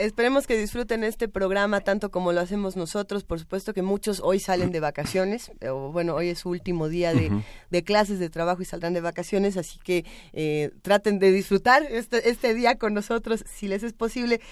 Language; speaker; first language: Spanish; native; Spanish